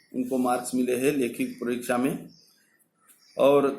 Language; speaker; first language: Hindi; non-native, local second language; Marathi